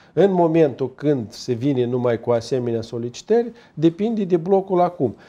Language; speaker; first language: Romanian; native; Romanian